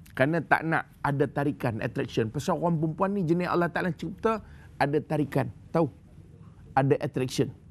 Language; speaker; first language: Malay; native; Malay